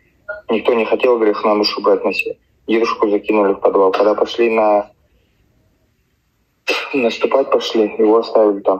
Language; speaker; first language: Russian; native; Russian